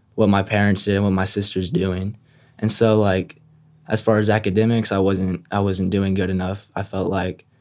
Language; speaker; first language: English; native; English